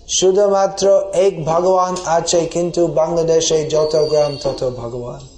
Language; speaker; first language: Bangla; non-native, fluent; English